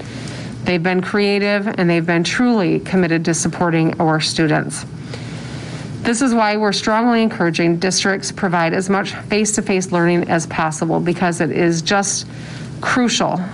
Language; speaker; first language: English; native; English